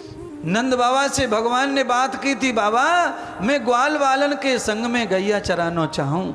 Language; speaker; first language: Hindi; native; Hindi